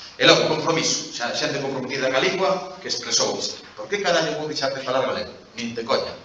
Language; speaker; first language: Galician; non-native, local second language; Spanish